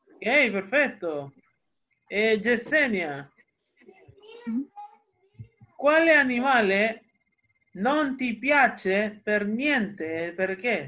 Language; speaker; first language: Italian; non-native, fluent; Spanish